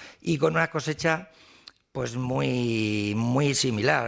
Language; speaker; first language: Spanish; native; Spanish